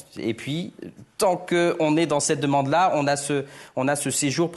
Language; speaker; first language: French; native; French